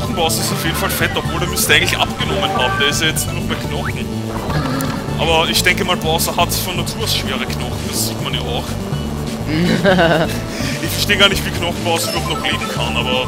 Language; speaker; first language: German; native; German